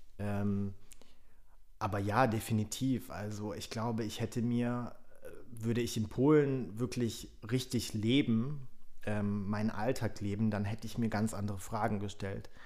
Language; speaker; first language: German; early bilingual, other home language; Polish